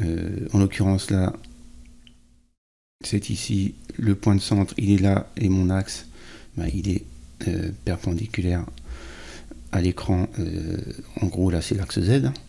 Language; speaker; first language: French; native; French